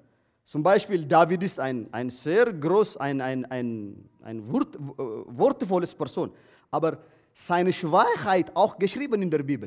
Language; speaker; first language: German; non-native, learner; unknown